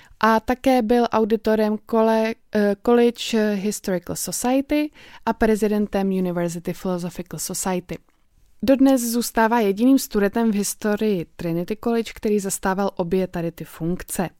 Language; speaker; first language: Czech; native; Czech